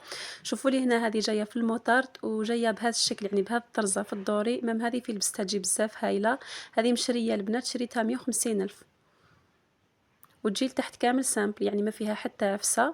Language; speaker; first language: Arabic; native; Arabic